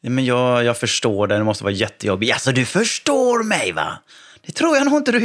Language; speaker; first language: Swedish; native; Swedish